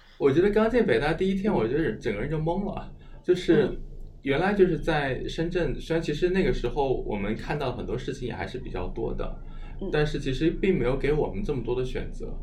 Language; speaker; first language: Chinese; native; Chinese